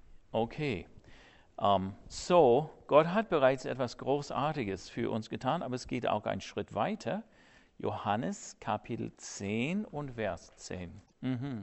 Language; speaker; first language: German; non-native, fluent; English